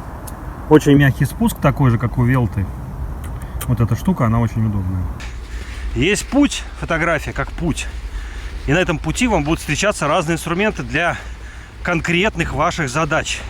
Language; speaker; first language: Russian; native; Russian